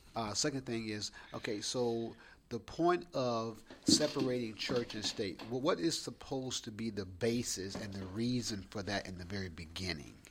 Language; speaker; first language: English; native; English